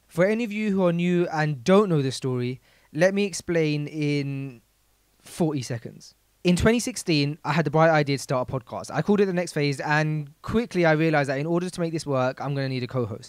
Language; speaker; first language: English; native; English